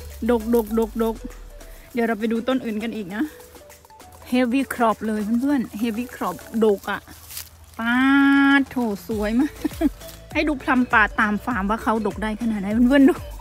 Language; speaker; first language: Thai; native; Thai